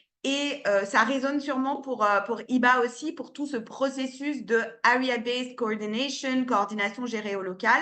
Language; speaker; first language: French; native; French